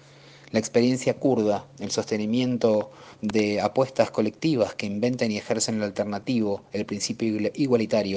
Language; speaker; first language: Spanish; native; Spanish